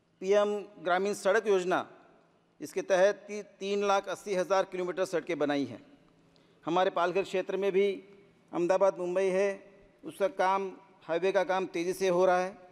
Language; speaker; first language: Hindi; non-native, local second language; Marathi